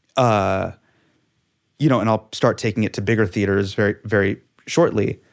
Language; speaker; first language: English; native; English